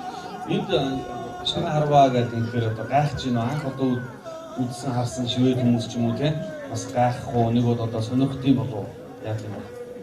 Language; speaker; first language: Mongolian; native; Mongolian